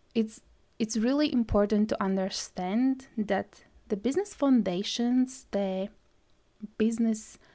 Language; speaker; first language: English; non-native, fluent; Latvian